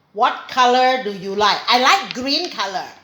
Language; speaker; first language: English; non-native, learner; Thai